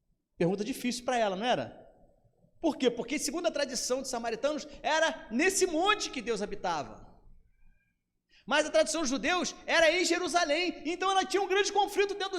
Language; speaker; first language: Portuguese; native; Portuguese